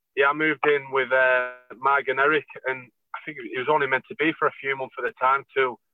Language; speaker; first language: English; native; English